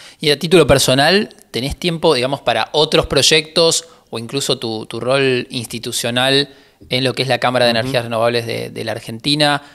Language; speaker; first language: Spanish; native; Spanish